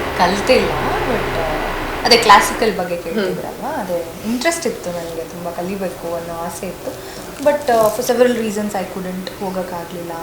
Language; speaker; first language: Kannada; native; Kannada